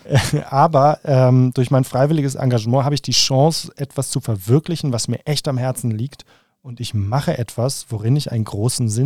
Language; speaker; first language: German; native; German